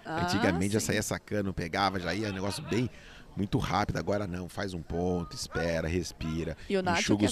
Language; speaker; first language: Portuguese; native; Portuguese